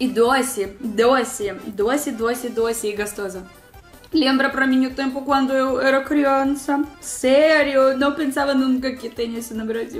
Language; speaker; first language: Portuguese; non-native, learner; Russian